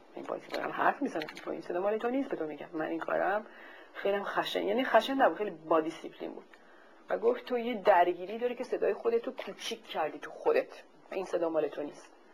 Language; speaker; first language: Persian; native; Persian